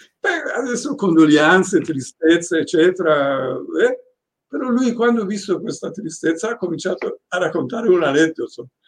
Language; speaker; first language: Italian; non-native, fluent; Persian